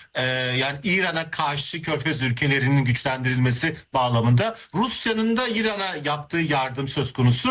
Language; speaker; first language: Turkish; native; Turkish